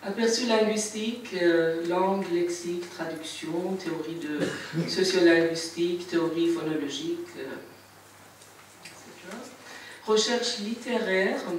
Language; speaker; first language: French; non-native, fluent; Persian